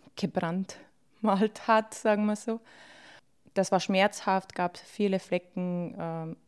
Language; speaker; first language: German; early bilingual, other home language; Bosnian